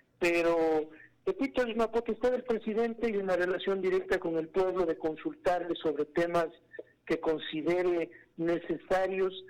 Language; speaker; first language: Spanish; native; Spanish